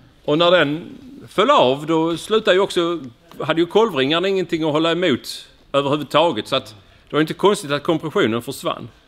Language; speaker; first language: Swedish; native; Swedish